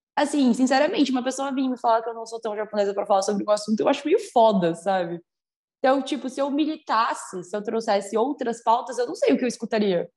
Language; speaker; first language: Portuguese; native; Portuguese